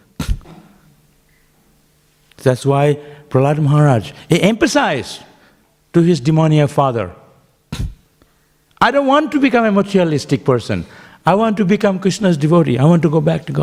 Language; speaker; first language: English; non-native, local second language; Bangla